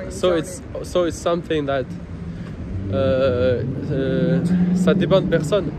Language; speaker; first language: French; non-native, learner; Chinese